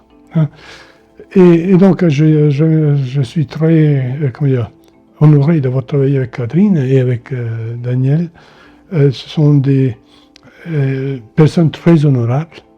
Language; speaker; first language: French; non-native, fluent; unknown